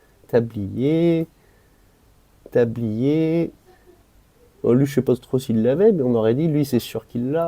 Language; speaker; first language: French; native; French